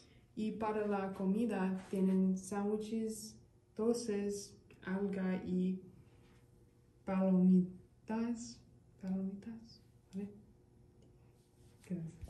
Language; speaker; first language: Spanish; non-native, learner; English